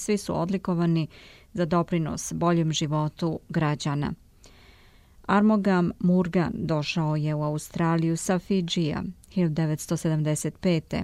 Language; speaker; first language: Serbian; native; Serbian